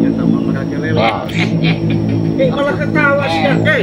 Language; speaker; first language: Indonesian; native; Indonesian